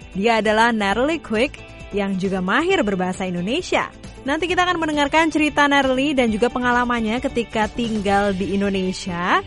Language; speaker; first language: Indonesian; native; Indonesian